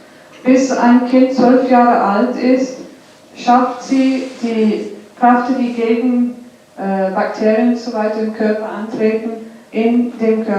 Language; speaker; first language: German; non-native, fluent; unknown